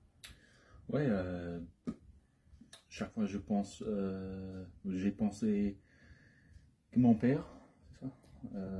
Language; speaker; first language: French; non-native, learner; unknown